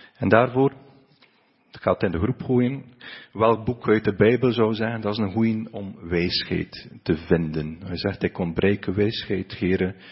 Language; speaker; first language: Dutch; native; Dutch